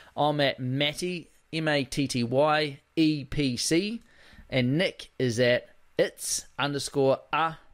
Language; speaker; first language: English; native; English